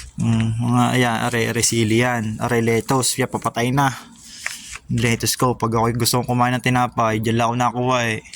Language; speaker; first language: Filipino; native; Filipino